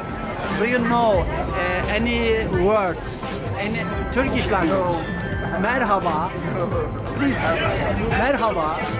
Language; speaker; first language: English; non-native, learner; Turkish